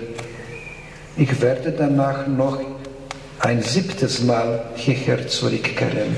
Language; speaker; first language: German; non-native, fluent; Polish